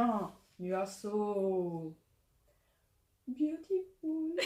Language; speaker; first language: English; non-native, learner; French